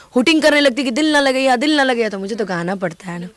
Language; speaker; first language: Hindi; native; Hindi